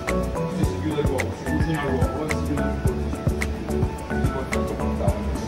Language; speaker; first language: Italian; native; Italian